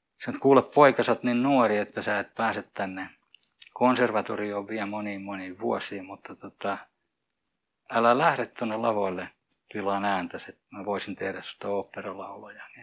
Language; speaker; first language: Finnish; native; Finnish